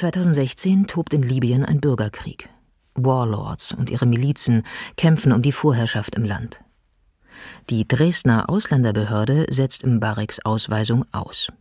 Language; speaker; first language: German; native; German